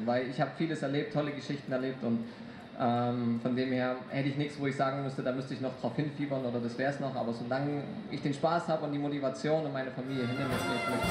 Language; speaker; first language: German; native; German